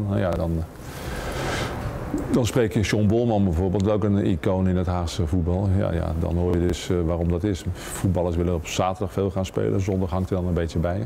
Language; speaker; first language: Dutch; native; Dutch